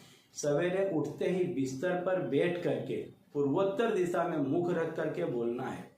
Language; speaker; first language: Hindi; native; Hindi